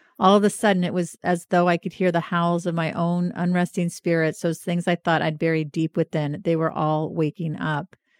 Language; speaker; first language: English; native; English